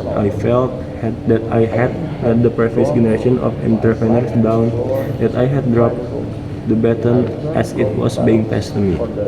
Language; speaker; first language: English; non-native, learner; Indonesian